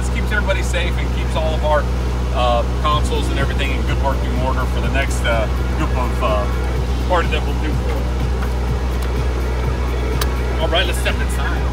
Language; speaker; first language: English; native; English